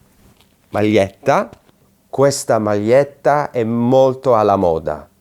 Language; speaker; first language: Italian; non-native, fluent; English